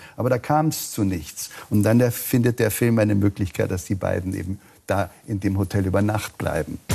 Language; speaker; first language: German; native; German